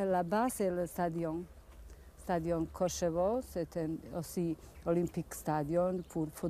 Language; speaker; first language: French; non-native, learner; Bosnian